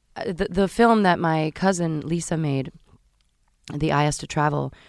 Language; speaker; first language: English; native; English